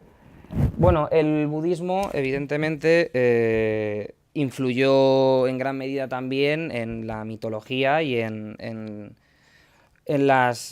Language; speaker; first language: Spanish; native; Spanish